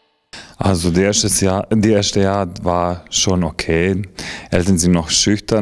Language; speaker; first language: German; non-native, fluent; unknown